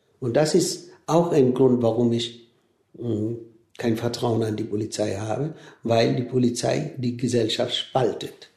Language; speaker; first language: German; non-native, fluent; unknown